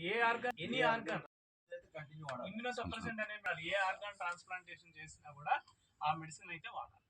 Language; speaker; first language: Telugu; native; Telugu